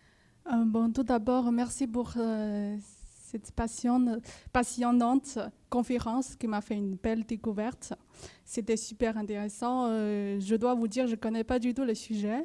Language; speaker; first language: French; non-native, fluent; Chinese